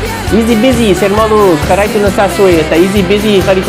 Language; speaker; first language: Basque; non-native, learner; English